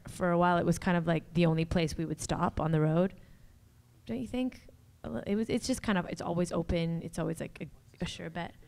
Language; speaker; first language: English; native; English